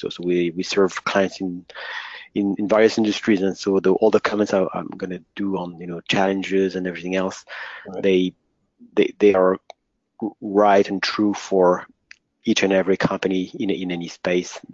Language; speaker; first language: English; non-native, fluent; French